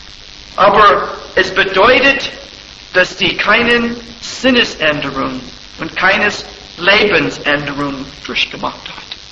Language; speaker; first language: German; non-native, fluent; English